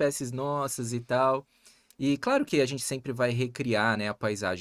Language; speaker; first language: Portuguese; native; Portuguese